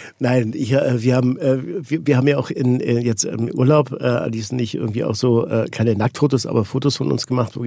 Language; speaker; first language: German; native; German